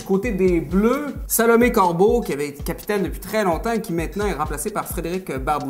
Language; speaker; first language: French; native; French